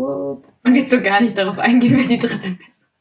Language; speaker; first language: German; native; German